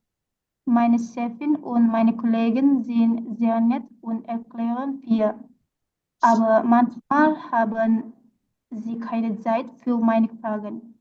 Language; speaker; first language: German; non-native, learner; Indonesian